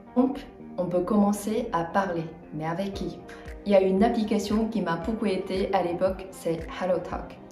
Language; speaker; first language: French; non-native, fluent; Chinese